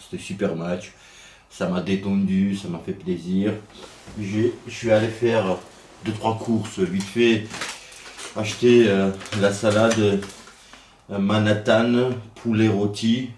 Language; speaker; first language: French; native; French